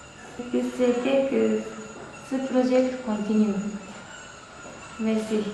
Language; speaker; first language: French; non-native, learner; Japanese